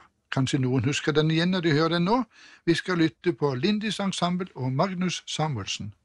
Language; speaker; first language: Norwegian; native; Norwegian